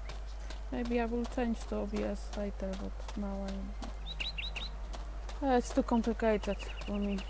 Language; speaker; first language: English; non-native, fluent; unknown